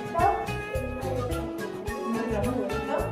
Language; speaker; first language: Spanish; native; Spanish